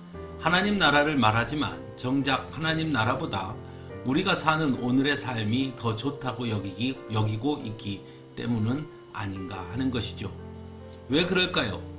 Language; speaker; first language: Korean; native; Korean